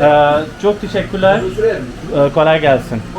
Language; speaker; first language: Turkish; non-native, learner; Urdu